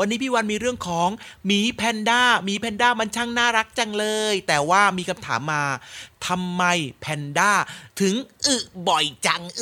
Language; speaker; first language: Thai; native; Thai